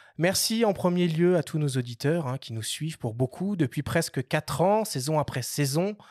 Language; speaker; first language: French; native; French